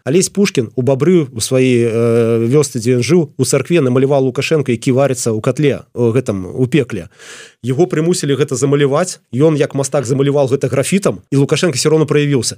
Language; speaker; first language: Belarusian; non-native, local second language; Russian